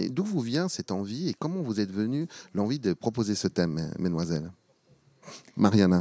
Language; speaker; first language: French; native; French